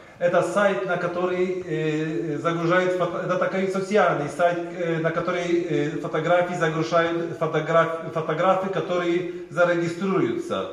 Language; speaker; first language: Russian; non-native, learner; Polish